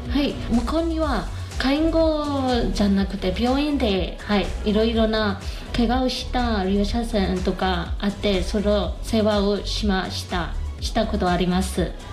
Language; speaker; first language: Japanese; non-native, learner; Burmese